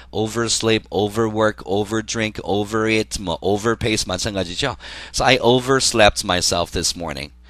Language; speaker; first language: English; non-native, fluent; Korean